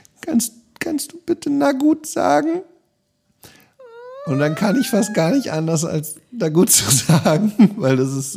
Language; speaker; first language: German; native; German